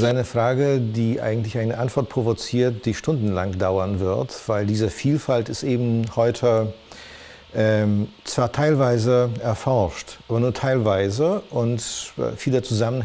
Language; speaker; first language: German; non-native, fluent; Polish